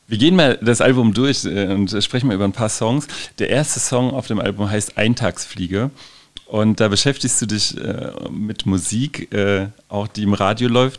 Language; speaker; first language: German; native; German